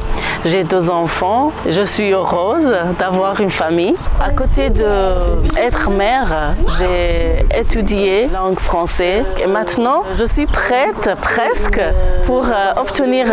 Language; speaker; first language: French; non-native, learner; Kurdish